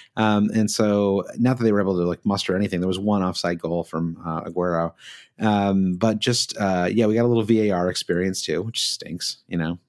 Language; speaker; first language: English; native; English